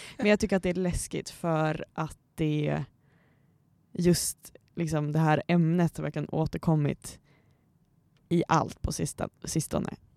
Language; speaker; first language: Swedish; native; Swedish